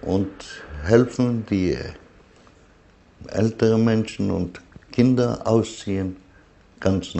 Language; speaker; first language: German; non-native, fluent; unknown